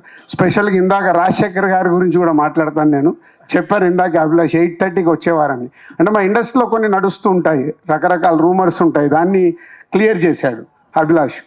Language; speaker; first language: Telugu; native; Telugu